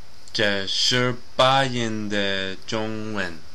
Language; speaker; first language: Chinese; non-native, learner; English